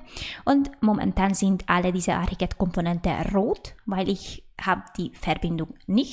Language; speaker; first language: German; non-native, fluent; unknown